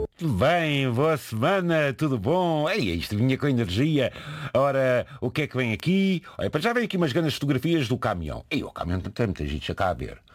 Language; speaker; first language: Portuguese; native; Portuguese